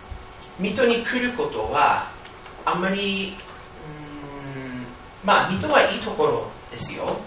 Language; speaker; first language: Japanese; non-native, fluent; English